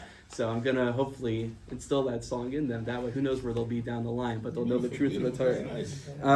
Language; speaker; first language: English; native; English